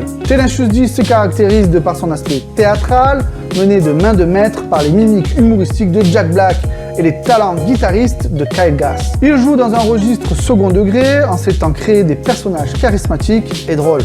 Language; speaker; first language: French; native; French